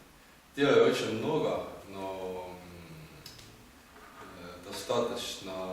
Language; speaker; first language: Russian; non-native, learner; Estonian